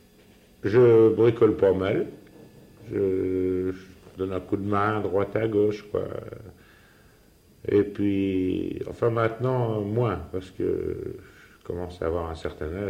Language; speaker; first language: French; native; French